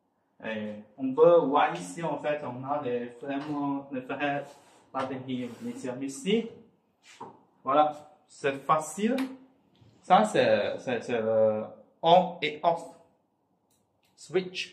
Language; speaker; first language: French; non-native, fluent; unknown